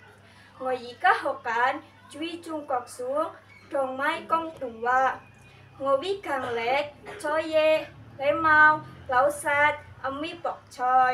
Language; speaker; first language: Cantonese; non-native, learner; Indonesian